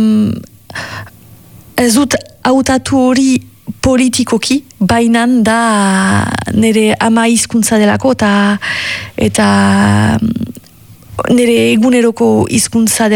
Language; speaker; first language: Basque; native; Basque